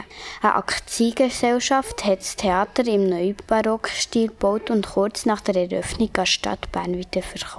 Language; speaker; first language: German; native; German